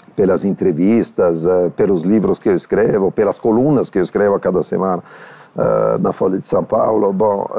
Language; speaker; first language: Portuguese; non-native, fluent; Italian